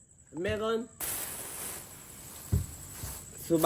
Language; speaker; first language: Filipino; non-native, learner; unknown